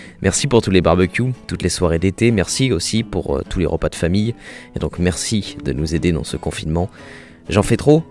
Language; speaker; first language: French; native; French